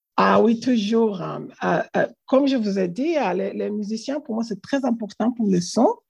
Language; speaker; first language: French; non-native, learner; English